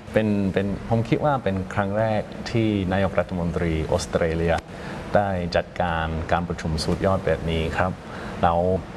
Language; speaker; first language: Thai; non-native, fluent; English